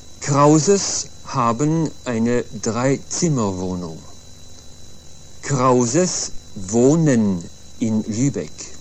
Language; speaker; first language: German; non-native, fluent; Swedish